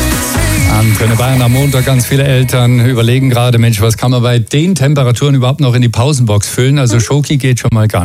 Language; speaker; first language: German; native; German